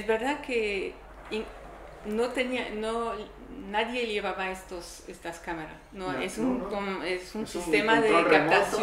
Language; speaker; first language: Spanish; non-native, learner; French